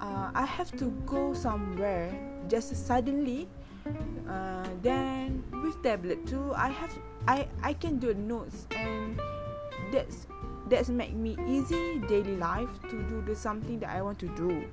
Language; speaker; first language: English; non-native, learner; Malay